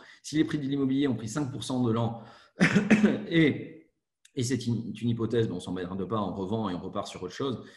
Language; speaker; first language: French; native; French